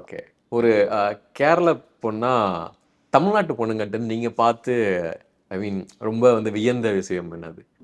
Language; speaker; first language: Tamil; native; Tamil